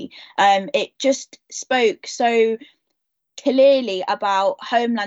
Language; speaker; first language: English; native; English